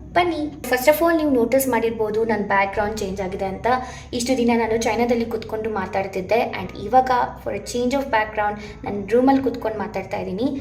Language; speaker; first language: Kannada; non-native, local second language; Telugu